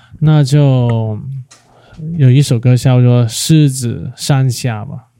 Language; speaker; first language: Chinese; non-native, fluent; Cantonese